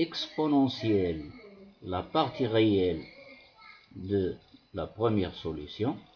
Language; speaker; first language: French; non-native, local second language; Arabic